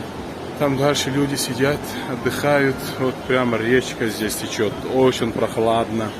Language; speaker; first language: Russian; non-native, local second language; Tajik